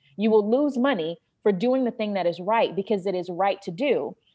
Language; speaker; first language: English; native; English